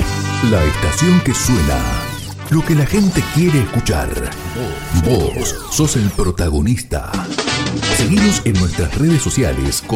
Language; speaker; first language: Spanish; native; Spanish